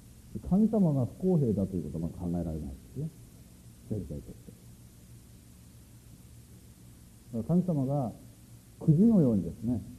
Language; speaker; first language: Japanese; native; Japanese